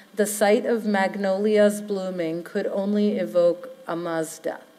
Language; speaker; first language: English; native; English